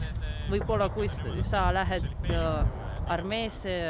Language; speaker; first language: Estonian; non-native, local second language; Russian